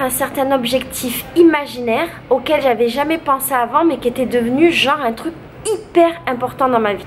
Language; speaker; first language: French; native; French